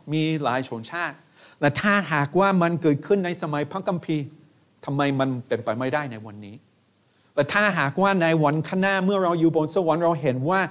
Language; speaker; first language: Thai; non-native, fluent; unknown